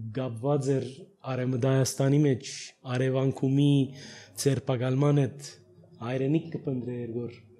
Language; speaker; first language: Armenian; early bilingual, heritage; Armenian